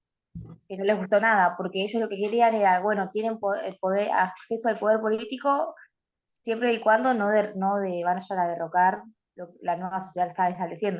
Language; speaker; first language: Spanish; native; Spanish